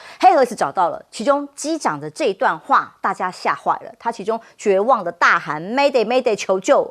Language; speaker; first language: Chinese; native; Chinese